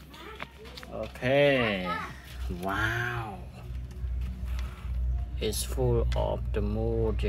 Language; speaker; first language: English; non-native, learner; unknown